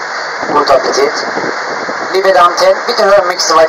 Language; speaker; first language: German; non-native, learner; Turkish